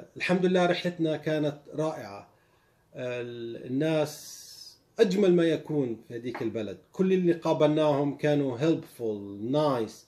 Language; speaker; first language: Arabic; native; Arabic